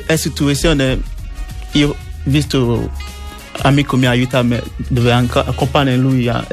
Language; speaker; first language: Italian; non-native, learner; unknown